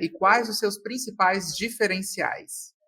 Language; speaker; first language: Portuguese; native; Portuguese